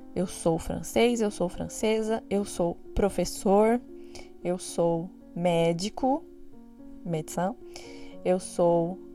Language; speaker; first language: French; non-native, fluent; Portuguese